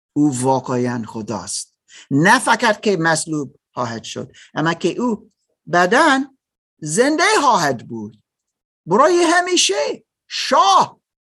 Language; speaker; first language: Persian; non-native, learner; German